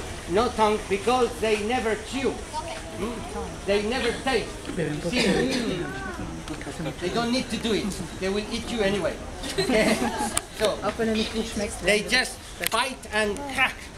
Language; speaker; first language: English; non-native, learner; Spanish